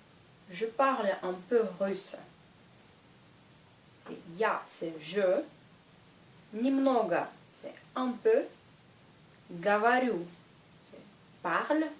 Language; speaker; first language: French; non-native, fluent; Russian